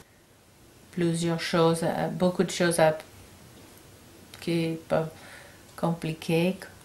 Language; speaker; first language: French; non-native, learner; English